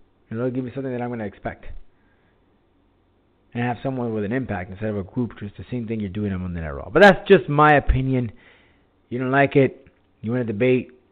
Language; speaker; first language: English; early bilingual, other home language; Spanish